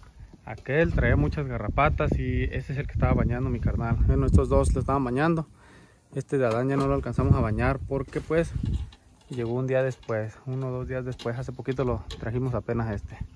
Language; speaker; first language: Spanish; native; Spanish